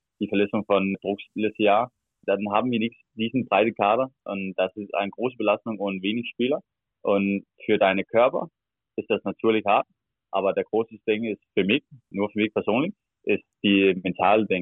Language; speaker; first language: German; non-native, learner; Danish